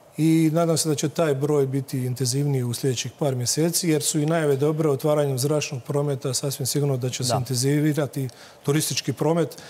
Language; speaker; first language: Croatian; native; Croatian